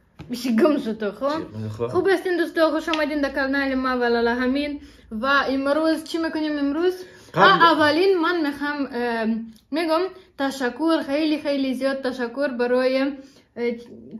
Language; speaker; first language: Persian; non-native, learner; German